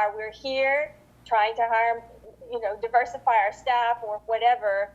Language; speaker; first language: English; native; English